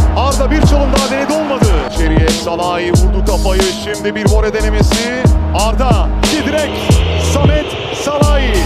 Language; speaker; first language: Turkish; native; Turkish